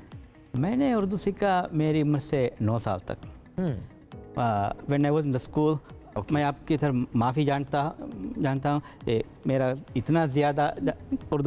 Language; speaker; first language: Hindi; non-native, learner; Divehi